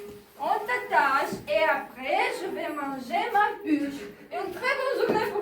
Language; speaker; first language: French; non-native, fluent; Ukrainian